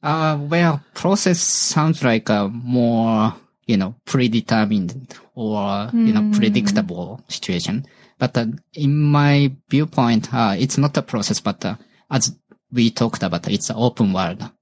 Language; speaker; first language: English; non-native, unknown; Japanese